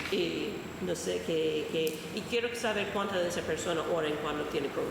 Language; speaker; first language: Spanish; non-native, fluent; English